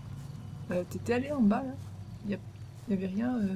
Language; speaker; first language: French; native; French